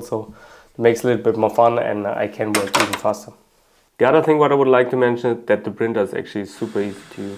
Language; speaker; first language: English; non-native, fluent; German